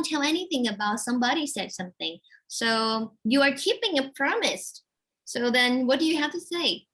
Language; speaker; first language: English; non-native, fluent; Thai